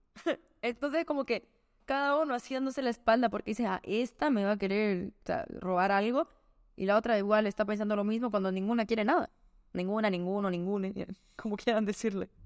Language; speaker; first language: Spanish; native; Spanish